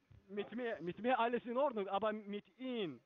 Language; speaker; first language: German; non-native, learner; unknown